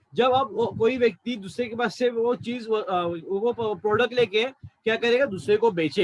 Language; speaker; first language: Hindi; non-native, local second language; Marathi